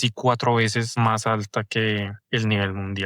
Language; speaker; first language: Spanish; native; Spanish